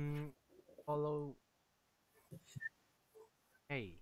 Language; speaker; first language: English; non-native, learner; Spanish